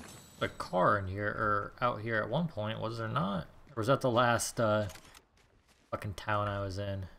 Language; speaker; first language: English; native; English